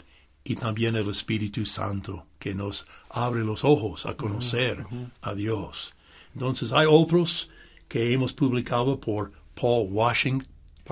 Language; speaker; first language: Spanish; non-native, fluent; English